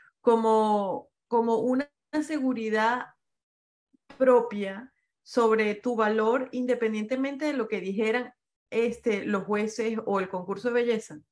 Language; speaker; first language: Spanish; native; Spanish